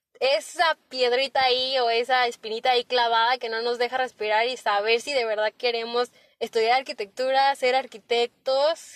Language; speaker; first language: Spanish; native; Spanish